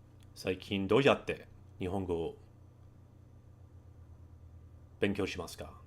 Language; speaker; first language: Japanese; non-native, learner; English